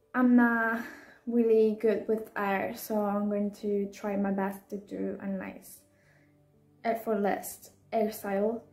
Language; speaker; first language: English; non-native, fluent; Italian